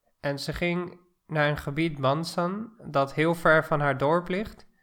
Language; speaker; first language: Dutch; non-native, fluent; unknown